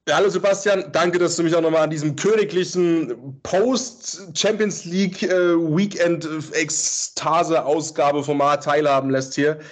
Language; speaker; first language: German; native; German